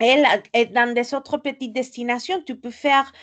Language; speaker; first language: French; non-native, fluent; Spanish